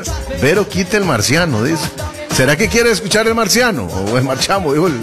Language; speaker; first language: Spanish; native; Spanish